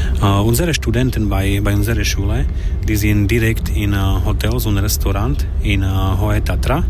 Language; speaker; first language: German; non-native, learner; Slovak